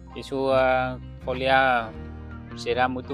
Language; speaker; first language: Portuguese; non-native, learner; Vietnamese